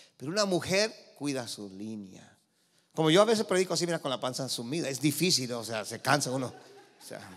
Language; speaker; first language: Spanish; early bilingual, heritage; Spanish